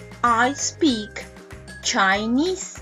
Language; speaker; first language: English; non-native, fluent; Spanish